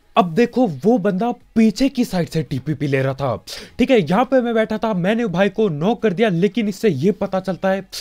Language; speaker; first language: Hindi; native; Hindi